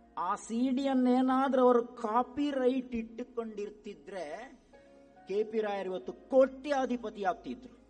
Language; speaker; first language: Kannada; non-native, local second language; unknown